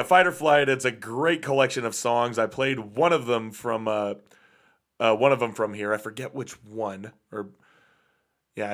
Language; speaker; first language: English; native; English